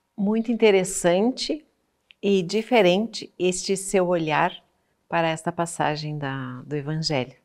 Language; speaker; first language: Portuguese; native; Portuguese